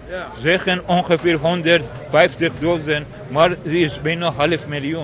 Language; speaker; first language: Dutch; non-native, learner; Persian